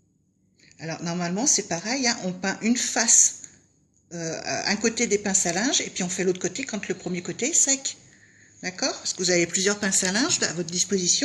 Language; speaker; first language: French; native; French